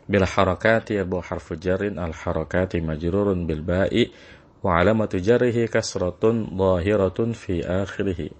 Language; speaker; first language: Arabic; non-native, fluent; Indonesian